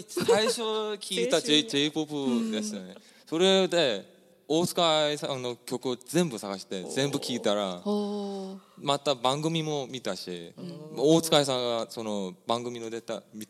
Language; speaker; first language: Japanese; non-native, fluent; Korean